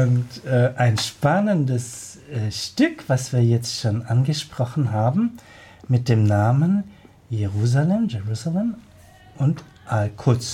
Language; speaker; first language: German; native; German